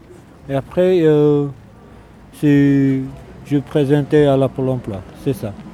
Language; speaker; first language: French; non-native, learner; Romanian